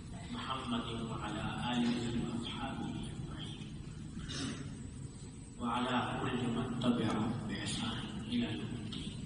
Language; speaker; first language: Arabic; non-native, fluent; Urdu